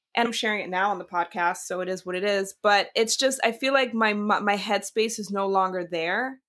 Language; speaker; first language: English; early bilingual, other home language; Dutch